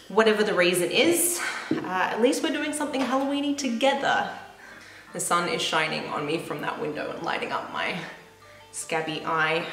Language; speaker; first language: English; native; English